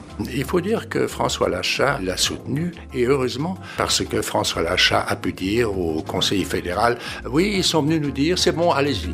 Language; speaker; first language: French; native; French